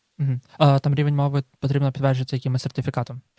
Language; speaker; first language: Ukrainian; native; Ukrainian